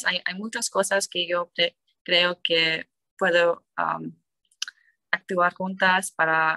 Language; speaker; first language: Spanish; non-native, learner; English